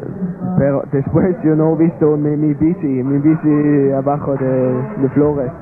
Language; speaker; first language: Spanish; non-native, learner; German